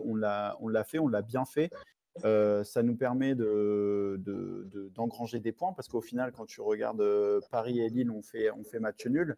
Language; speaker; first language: French; native; French